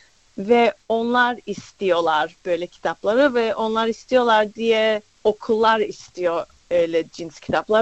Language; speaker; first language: Turkish; early bilingual, other home language; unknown